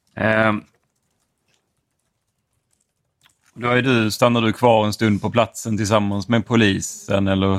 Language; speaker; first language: Swedish; native; Swedish